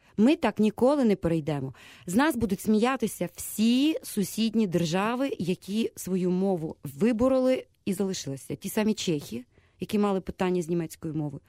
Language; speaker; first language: Ukrainian; native; Ukrainian